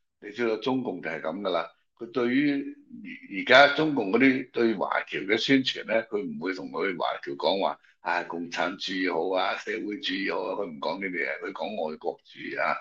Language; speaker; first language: Cantonese; native; Cantonese